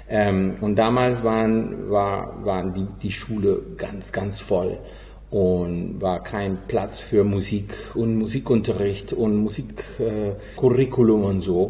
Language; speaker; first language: German; non-native, fluent; Spanish